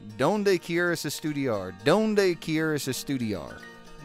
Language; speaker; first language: Spanish; non-native, learner; English